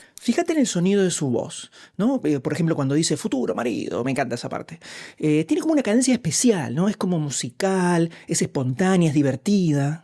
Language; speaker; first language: Spanish; native; Spanish